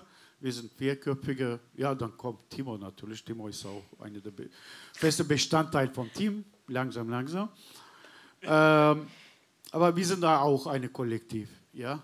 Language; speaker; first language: German; non-native, learner; Turkish